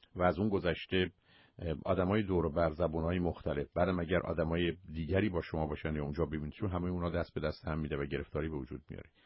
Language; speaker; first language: Persian; native; Persian